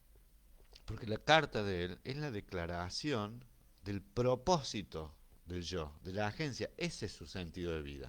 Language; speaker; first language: Spanish; native; Spanish